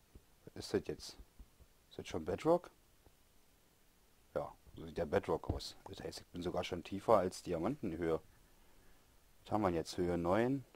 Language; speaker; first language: German; native; German